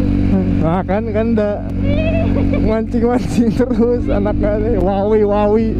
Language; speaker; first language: Indonesian; native; Indonesian